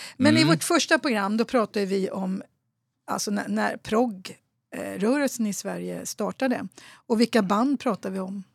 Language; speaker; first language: Swedish; native; Swedish